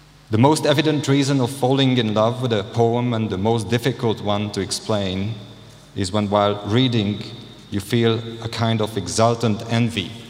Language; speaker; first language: English; non-native, fluent; Hungarian